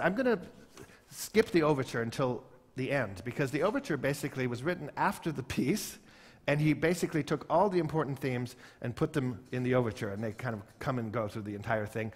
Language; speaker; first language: English; native; English